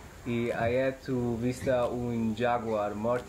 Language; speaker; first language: Spanish; non-native, learner; German